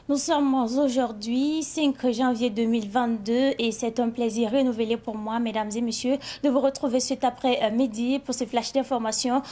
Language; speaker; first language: French; non-native, local second language; Mossi